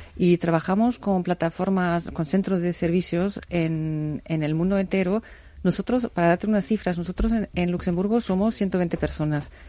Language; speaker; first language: Spanish; non-native, fluent; German